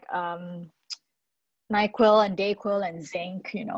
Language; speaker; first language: English; non-native, local second language; Cantonese